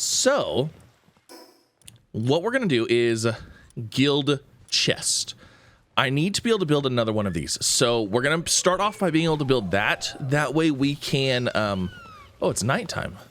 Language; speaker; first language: English; native; English